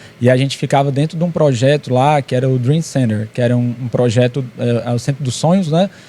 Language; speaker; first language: Portuguese; native; Portuguese